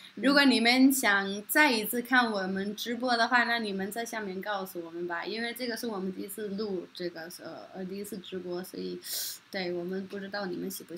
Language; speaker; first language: Chinese; non-native, fluent; Norwegian